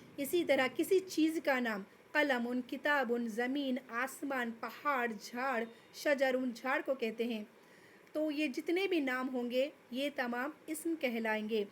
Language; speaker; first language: Urdu; native; Urdu